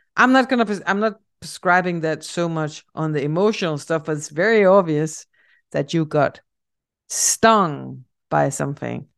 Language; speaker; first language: English; non-native, fluent; Danish